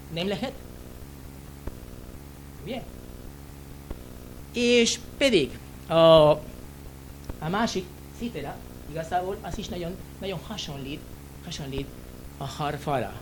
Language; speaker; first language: Hungarian; non-native, learner; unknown